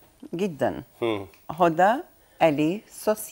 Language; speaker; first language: French; non-native, fluent; Arabic